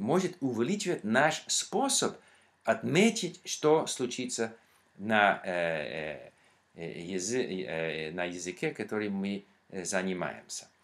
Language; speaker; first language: Russian; non-native, learner; English